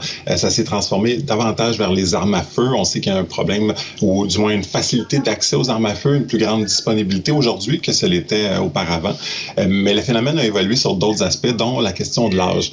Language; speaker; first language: French; native; French